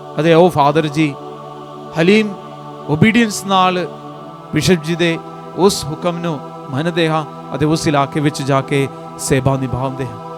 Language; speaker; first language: Punjabi; non-native, fluent; Malayalam